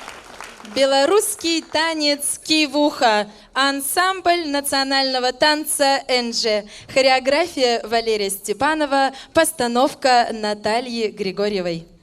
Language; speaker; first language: Russian; native; Russian